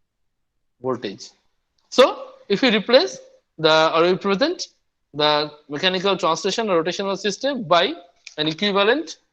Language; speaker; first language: English; non-native, local second language; Bangla